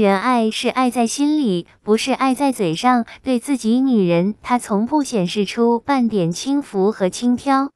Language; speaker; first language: Chinese; non-native, fluent; Vietnamese